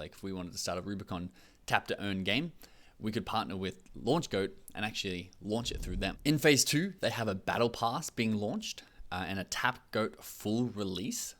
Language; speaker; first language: English; native; English